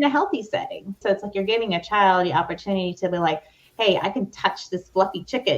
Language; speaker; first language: English; native; English